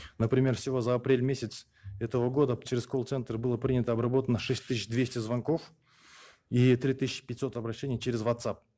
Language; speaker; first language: Russian; non-native, local second language; Kyrgyz